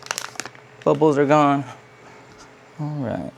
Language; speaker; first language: English; native; English